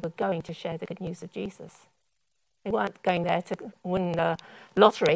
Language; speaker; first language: English; native; English